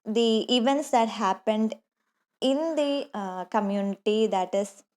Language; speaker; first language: English; non-native, local second language; Malayalam